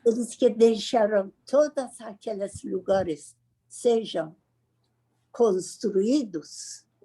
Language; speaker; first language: Portuguese; non-native, learner; Persian